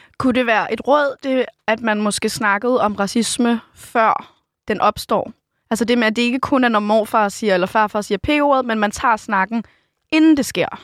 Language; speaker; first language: Danish; native; Danish